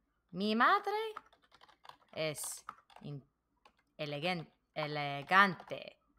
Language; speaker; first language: Spanish; non-native, learner; English